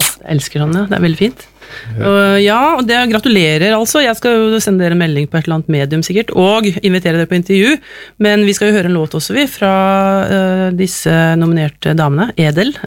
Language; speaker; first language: Norwegian; native; Norwegian